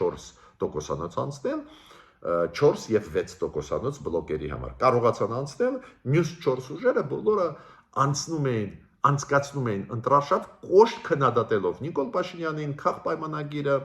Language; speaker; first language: Armenian; native; Armenian